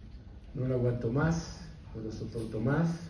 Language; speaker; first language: Spanish; native; Spanish